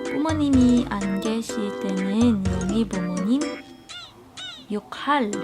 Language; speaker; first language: Korean; non-native, learner; Filipino